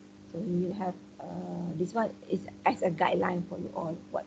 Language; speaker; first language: English; non-native, local second language; Malay